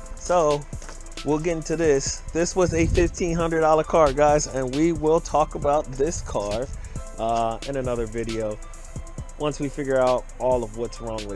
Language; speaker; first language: English; native; English